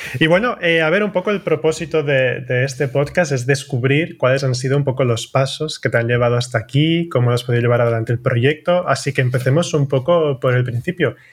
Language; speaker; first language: Spanish; non-native, local second language; Catalan